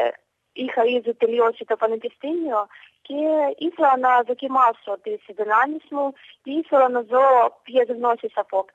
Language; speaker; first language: Greek; non-native, fluent; Ukrainian